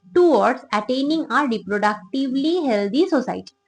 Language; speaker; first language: English; non-native, local second language; Bangla